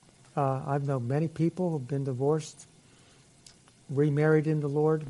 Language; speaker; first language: English; native; English